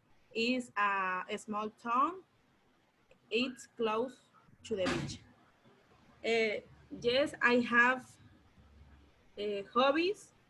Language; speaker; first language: English; non-native, learner; Spanish